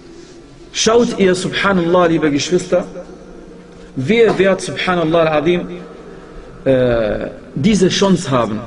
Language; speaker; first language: German; non-native, fluent; Arabic